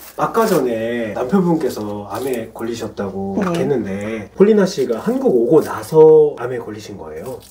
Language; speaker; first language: Korean; native; Korean